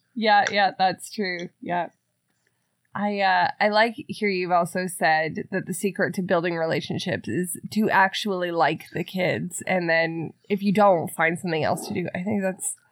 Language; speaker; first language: English; native; English